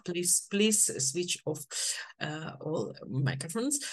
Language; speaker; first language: English; non-native, fluent; Ukrainian